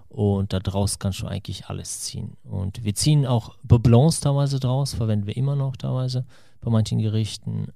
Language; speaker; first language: German; non-native, fluent; Russian